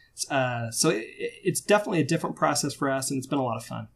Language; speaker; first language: English; native; English